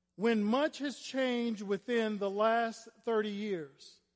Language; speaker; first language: English; native; English